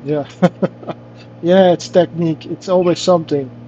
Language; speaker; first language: English; non-native, fluent; Dutch